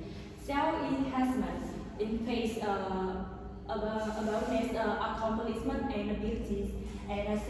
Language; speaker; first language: English; non-native, learner; Vietnamese